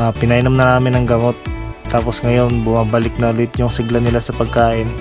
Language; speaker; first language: Filipino; non-native, local second language; Cebuano